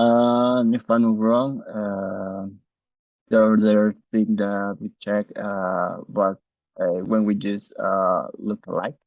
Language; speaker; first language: English; non-native, learner; Spanish